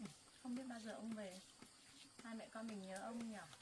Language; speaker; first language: Vietnamese; native; Vietnamese